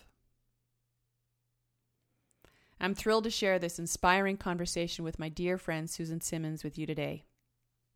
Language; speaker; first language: English; native; English